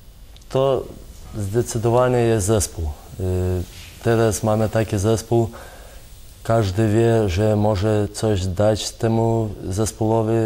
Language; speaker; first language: Polish; non-native, fluent; Lithuanian